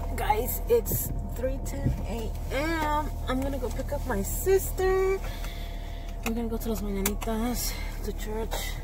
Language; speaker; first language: English; early bilingual, other home language; Spanish